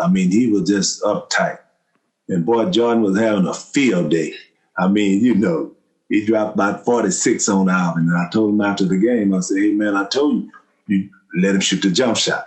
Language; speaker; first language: English; native; English